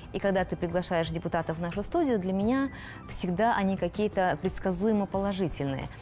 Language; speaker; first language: Russian; native; Russian